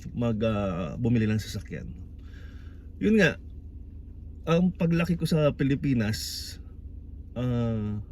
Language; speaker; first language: Filipino; native; Filipino